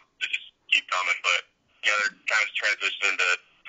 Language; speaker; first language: English; native; English